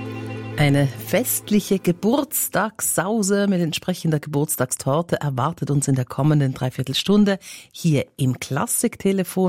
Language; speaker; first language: German; native; German